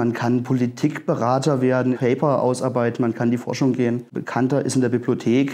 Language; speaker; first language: German; native; German